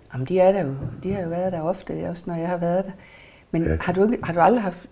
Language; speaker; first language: Danish; native; Danish